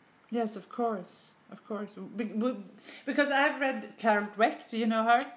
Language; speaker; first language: English; non-native, fluent; Swedish